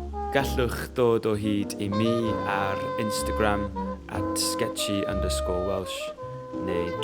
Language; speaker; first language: Welsh; non-native, learner; English